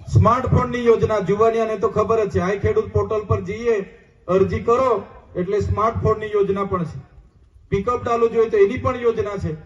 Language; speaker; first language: Gujarati; non-native, local second language; Vasavi